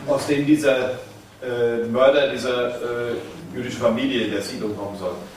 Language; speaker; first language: German; native; German